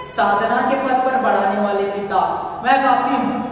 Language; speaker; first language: Hindi; non-native, local second language; Kannada